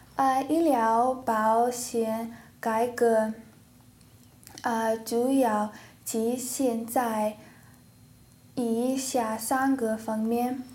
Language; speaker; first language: Chinese; non-native, learner; English